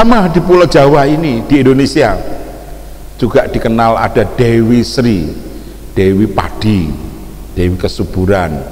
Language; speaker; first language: Indonesian; native; Indonesian